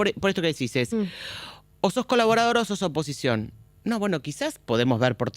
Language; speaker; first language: Spanish; native; Spanish